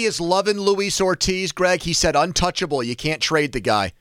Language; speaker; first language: English; native; English